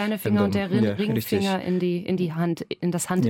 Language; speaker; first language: German; native; German